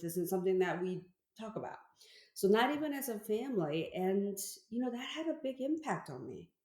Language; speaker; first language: English; early bilingual, other home language; Korean